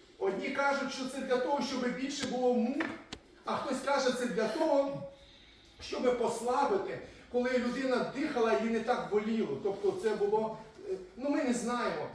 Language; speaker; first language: Ukrainian; native; Ukrainian